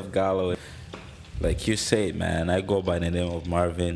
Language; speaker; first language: English; non-native, local second language; Ganda